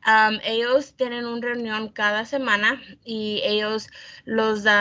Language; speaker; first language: Spanish; early bilingual, heritage; Spanish